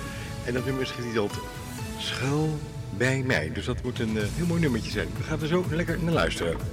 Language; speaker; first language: Dutch; native; Dutch